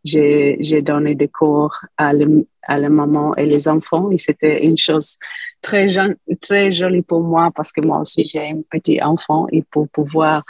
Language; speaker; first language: French; non-native, fluent; English